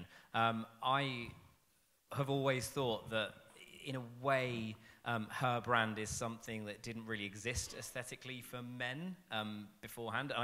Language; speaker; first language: English; native; English